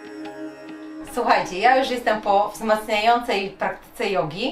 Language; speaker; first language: Polish; native; Polish